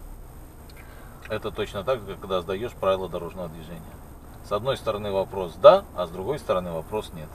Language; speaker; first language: Russian; native; Russian